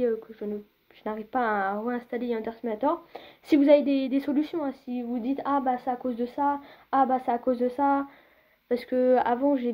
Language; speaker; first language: French; native; French